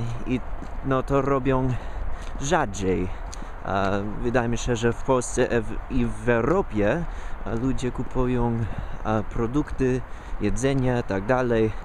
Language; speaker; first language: Polish; non-native, fluent; English